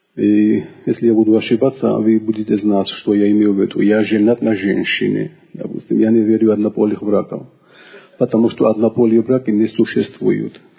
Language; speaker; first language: Russian; non-native, local second language; Georgian